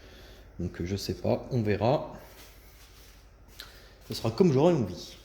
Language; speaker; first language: French; native; French